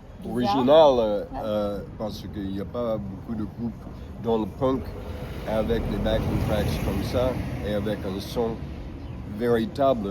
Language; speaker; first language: French; non-native, fluent; English